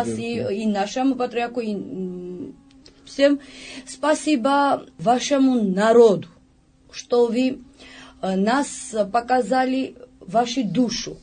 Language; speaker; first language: Russian; non-native, fluent; Georgian